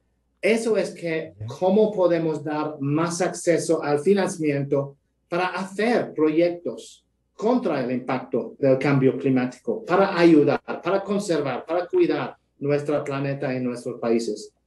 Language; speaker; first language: Spanish; non-native, fluent; English